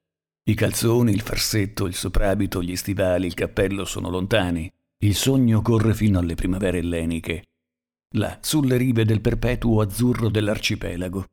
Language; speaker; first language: Italian; native; Italian